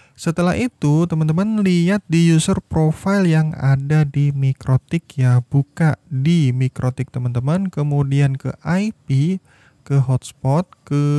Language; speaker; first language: Indonesian; native; Indonesian